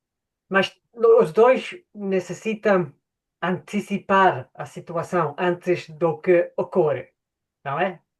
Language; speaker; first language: Portuguese; non-native, fluent; English